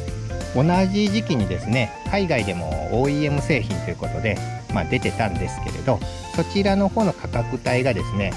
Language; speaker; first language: Japanese; native; Japanese